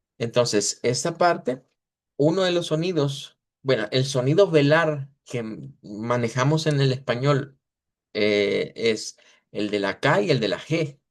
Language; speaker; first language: Spanish; native; Spanish